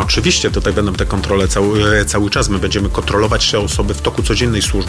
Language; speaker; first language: Polish; native; Polish